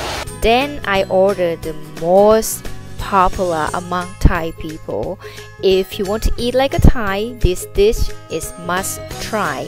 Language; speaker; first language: English; non-native, fluent; Thai